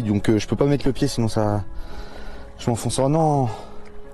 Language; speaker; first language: French; native; French